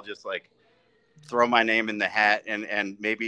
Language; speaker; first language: English; native; English